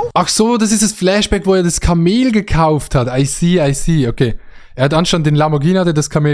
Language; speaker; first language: German; native; German